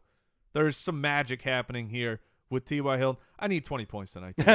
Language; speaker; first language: English; native; English